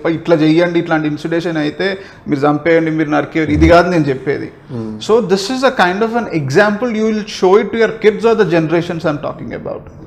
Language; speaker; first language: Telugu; native; Telugu